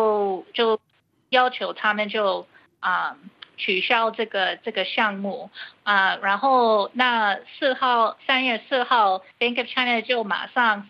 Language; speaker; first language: Chinese; early bilingual, heritage; Chinese